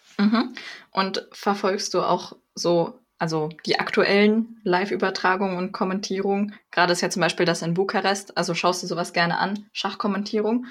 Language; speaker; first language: German; native; German